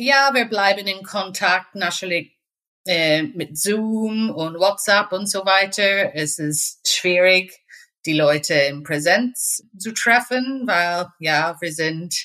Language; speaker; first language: German; non-native, fluent; English